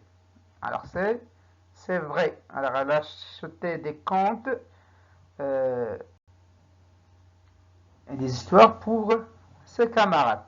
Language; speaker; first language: French; non-native, local second language; Arabic